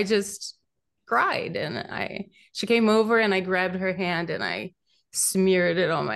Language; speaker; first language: English; non-native, fluent; Portuguese